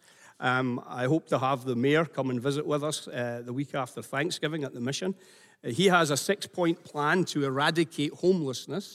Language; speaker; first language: English; native; English